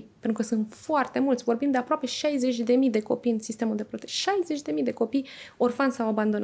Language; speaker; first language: Romanian; native; Romanian